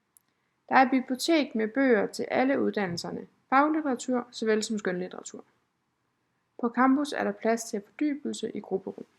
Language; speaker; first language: Danish; native; Danish